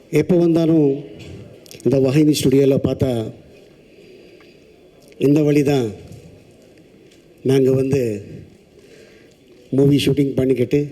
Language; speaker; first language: Tamil; non-native, local second language; Telugu